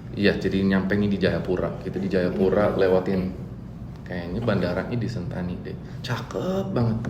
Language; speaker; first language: Indonesian; non-native, fluent; English